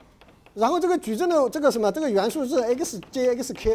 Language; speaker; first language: Chinese; native; Chinese